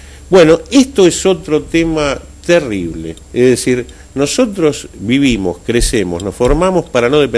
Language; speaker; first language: Spanish; native; Spanish